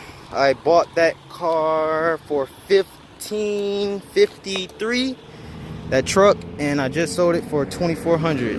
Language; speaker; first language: English; native; English